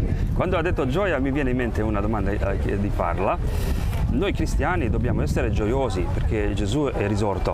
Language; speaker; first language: Italian; non-native, fluent; Croatian